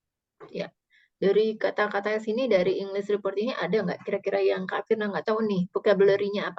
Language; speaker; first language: Indonesian; native; Indonesian